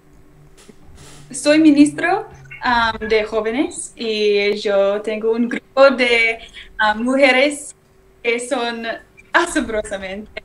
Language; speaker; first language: Spanish; non-native, learner; English